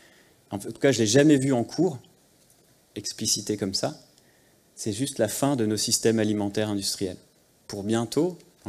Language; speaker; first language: French; native; French